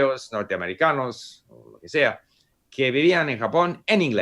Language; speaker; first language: Spanish; non-native, fluent; English